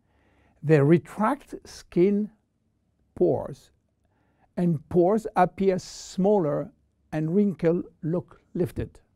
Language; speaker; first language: English; non-native, fluent; French